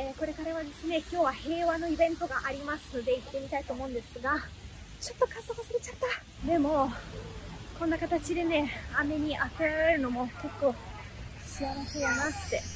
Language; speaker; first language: Japanese; non-native, fluent; Italian